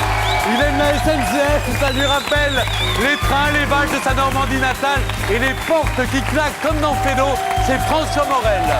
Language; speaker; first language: French; native; French